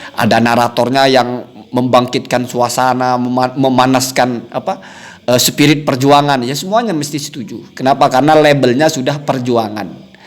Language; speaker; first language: Indonesian; non-native, local second language; Madurese